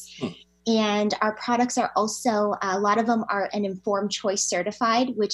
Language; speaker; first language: English; native; English